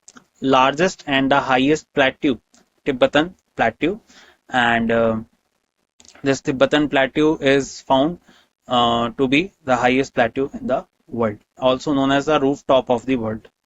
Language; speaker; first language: English; non-native, local second language; Hindi